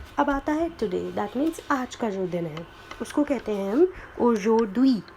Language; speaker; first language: Hindi; native; Hindi